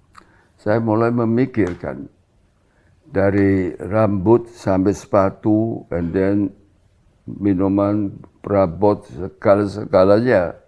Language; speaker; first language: Indonesian; non-native, local second language; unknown